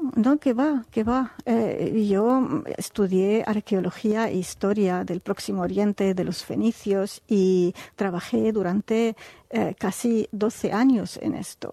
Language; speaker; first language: Spanish; non-native, fluent; Arabic